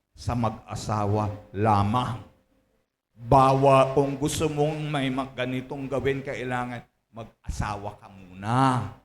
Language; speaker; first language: Filipino; native; Filipino